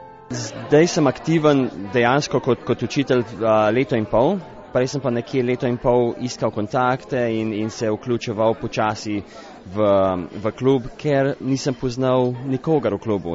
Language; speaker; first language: Slovenian; native; Slovenian